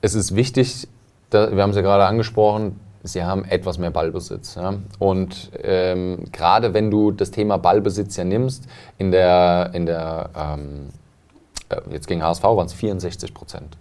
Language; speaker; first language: German; native; German